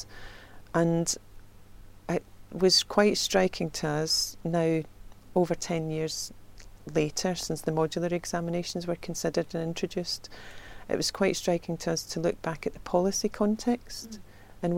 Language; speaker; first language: English; native; English